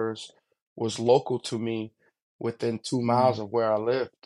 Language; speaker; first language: English; native; English